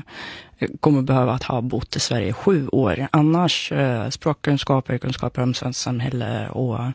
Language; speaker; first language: Swedish; non-native, fluent; Russian